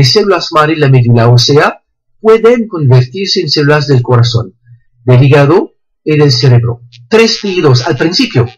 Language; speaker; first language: Spanish; non-native, fluent; French